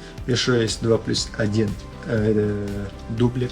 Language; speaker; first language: Russian; non-native, learner; Turkish